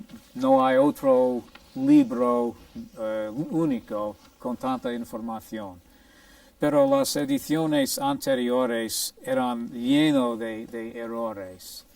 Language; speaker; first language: Spanish; non-native, fluent; English